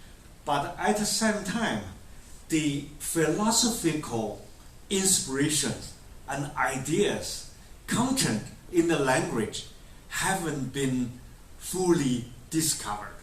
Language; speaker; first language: English; non-native, fluent; Chinese